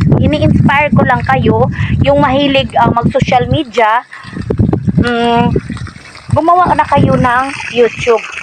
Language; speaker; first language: Filipino; non-native, local second language; Cebuano